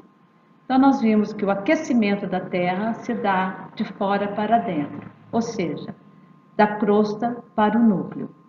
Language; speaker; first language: Portuguese; native; Portuguese